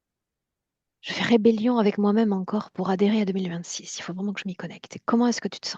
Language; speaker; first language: French; native; French